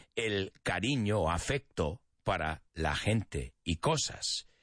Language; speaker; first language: Spanish; non-native, fluent; English